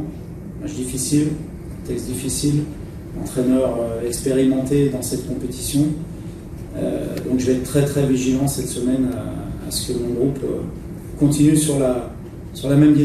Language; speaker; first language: French; native; French